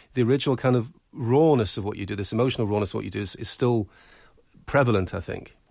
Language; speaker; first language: English; native; English